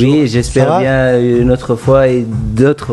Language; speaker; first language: French; non-native, local second language; Arabic